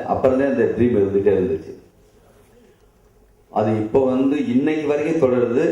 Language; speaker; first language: Tamil; native; Tamil